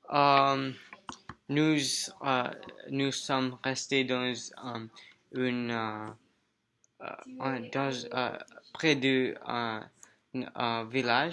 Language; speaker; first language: French; non-native, learner; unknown